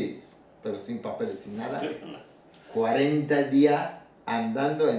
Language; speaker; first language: Spanish; non-native, learner; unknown